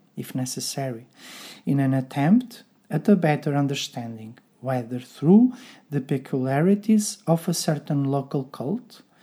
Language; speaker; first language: English; non-native, fluent; Portuguese